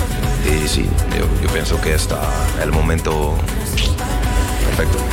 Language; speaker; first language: Spanish; non-native, learner; French